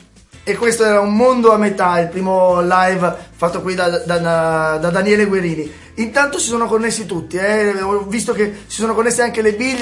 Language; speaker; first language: Italian; native; Italian